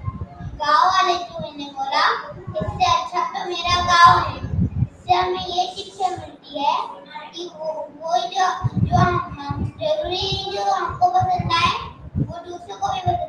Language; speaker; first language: Hindi; native; Hindi